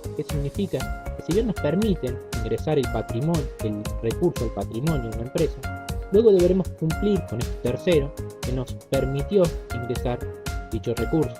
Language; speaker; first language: Spanish; native; Spanish